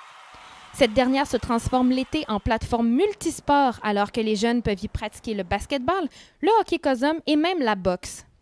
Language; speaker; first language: French; native; French